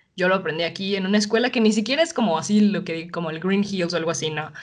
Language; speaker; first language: Spanish; native; Spanish